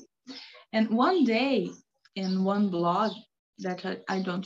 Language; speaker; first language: English; non-native, learner; Portuguese